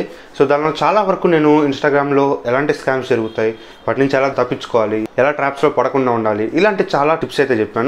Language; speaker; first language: Telugu; native; Telugu